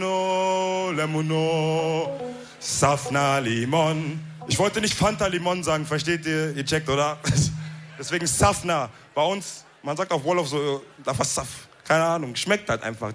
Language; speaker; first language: German; early bilingual, other home language; Wolof